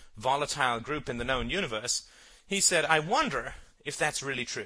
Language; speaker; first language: English; native; English